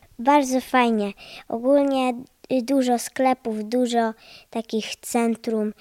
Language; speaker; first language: Polish; early bilingual, heritage; Polish